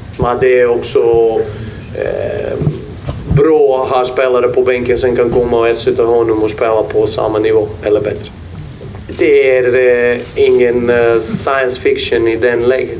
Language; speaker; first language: Swedish; non-native, fluent; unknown